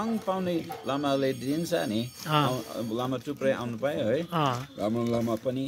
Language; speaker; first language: Nepali; non-native, fluent; English